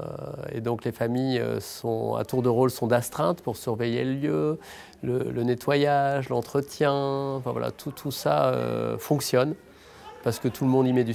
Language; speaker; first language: French; native; French